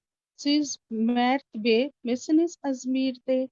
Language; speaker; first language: Turkish; non-native, learner; Urdu